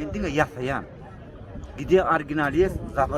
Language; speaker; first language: Russian; non-native, local second language; Turkmen